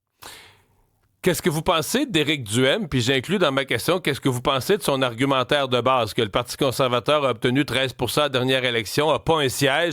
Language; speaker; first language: French; native; French